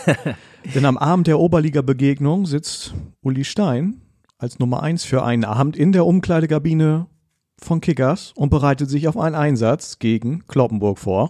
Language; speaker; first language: German; native; German